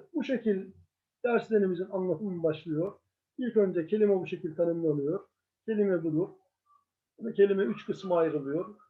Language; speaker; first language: Turkish; native; Turkish